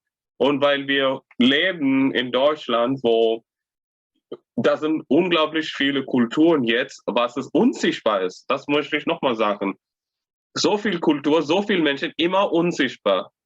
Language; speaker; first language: German; non-native, fluent; Tamil